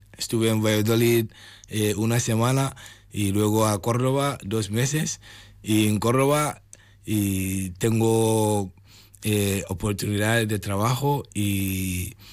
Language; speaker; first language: Spanish; non-native, learner; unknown